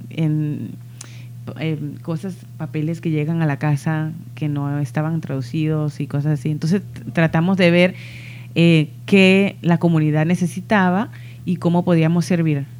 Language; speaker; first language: Spanish; early bilingual, heritage; Spanish